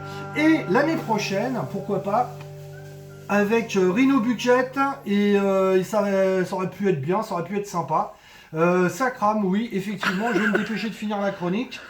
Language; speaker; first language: French; native; French